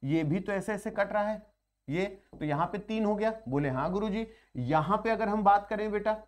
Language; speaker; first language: Hindi; native; Hindi